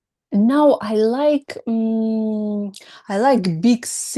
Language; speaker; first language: English; non-native, learner; Russian